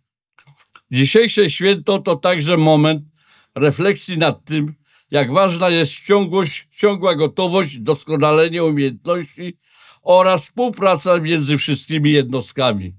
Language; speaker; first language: Polish; native; Polish